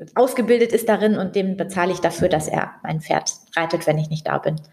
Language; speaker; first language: German; native; German